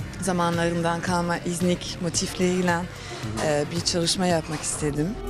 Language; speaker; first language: Turkish; early bilingual, heritage; Turkish